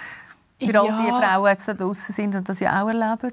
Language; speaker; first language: German; native; German